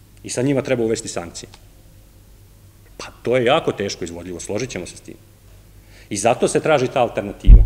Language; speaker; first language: Serbian; native; Serbian